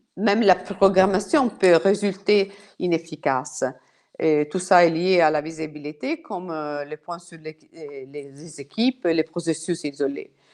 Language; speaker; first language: French; non-native, fluent; Italian